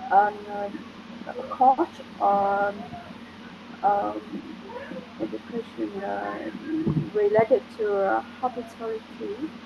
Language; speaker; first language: English; non-native, learner; Vietnamese